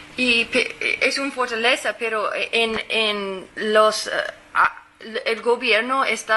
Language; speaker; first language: Spanish; non-native, fluent; English